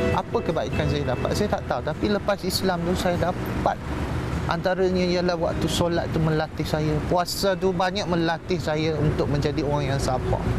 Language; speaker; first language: Malay; non-native, local second language; Chinese